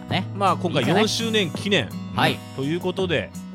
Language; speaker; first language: Japanese; native; Japanese